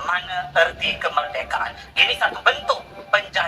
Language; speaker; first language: Malay; native; Malay